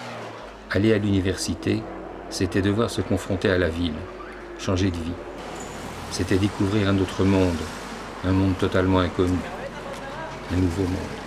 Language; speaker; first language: French; native; French